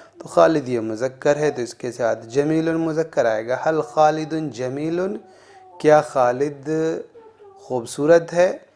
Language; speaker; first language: Urdu; native; Urdu